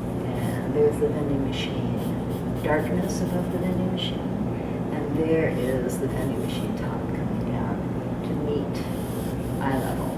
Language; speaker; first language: English; native; English